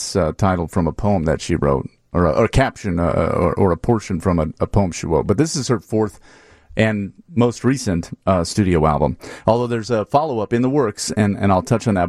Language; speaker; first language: English; native; English